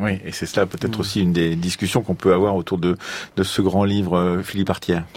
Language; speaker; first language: French; native; French